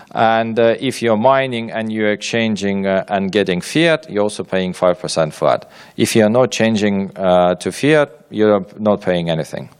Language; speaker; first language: English; non-native, fluent; Ukrainian